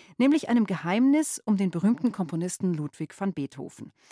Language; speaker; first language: German; native; German